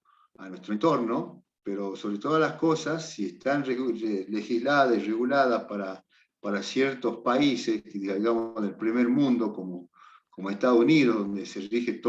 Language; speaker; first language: Spanish; native; Spanish